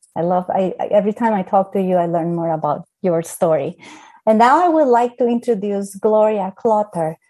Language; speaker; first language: English; non-native, fluent; Spanish